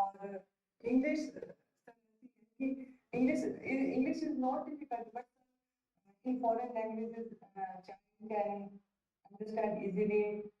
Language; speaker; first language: English; non-native, learner; Hindi